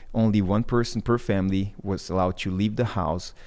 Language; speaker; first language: English; non-native, fluent; Portuguese